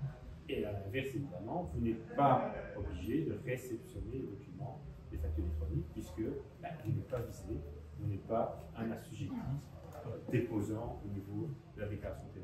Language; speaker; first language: French; native; French